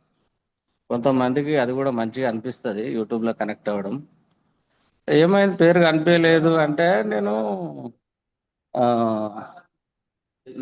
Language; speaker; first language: Telugu; native; Telugu